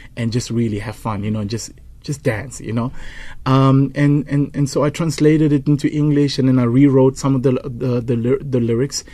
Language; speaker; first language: English; non-native, local second language; Zulu